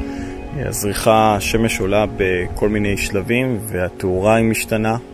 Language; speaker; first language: Hebrew; native; Hebrew